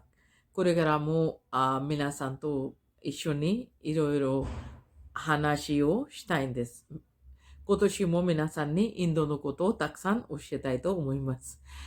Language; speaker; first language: Japanese; non-native, fluent; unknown